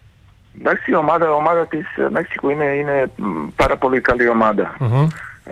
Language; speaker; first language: Greek; non-native, fluent; Serbian